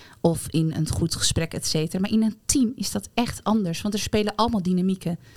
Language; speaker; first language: Dutch; native; Dutch